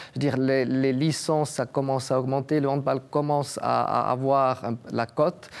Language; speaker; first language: French; native; French